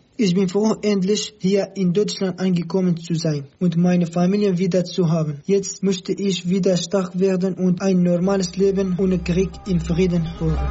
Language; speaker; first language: German; non-native, learner; Kurdish